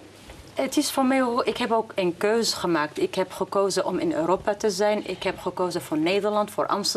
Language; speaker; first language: Dutch; non-native, fluent; Arabic